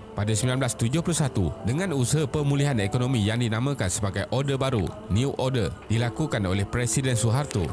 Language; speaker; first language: Malay; native; Malay